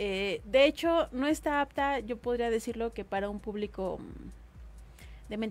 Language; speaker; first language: Spanish; native; Spanish